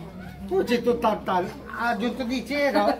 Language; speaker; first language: Italian; non-native, learner; Filipino